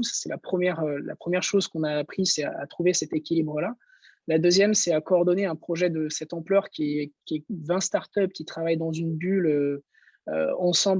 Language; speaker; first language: French; native; French